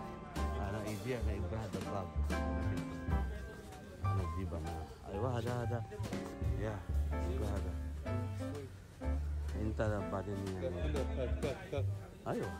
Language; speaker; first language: Arabic; non-native, learner; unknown